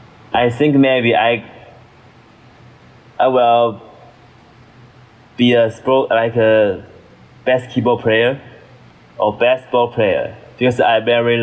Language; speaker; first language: English; non-native, learner; Chinese